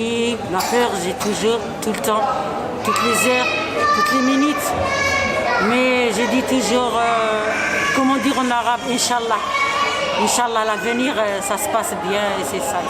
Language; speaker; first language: French; non-native, local second language; Arabic